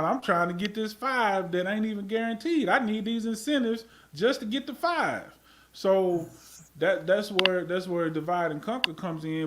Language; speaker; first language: English; native; English